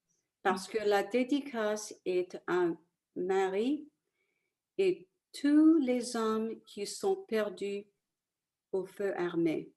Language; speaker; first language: French; early bilingual, other home language; Italian